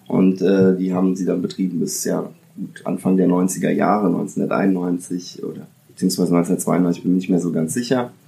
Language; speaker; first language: German; early bilingual, other home language; Italian